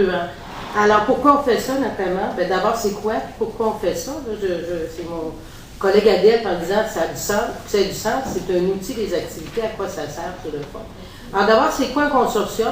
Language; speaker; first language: French; native; French